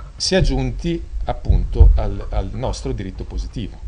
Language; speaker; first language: Italian; native; Italian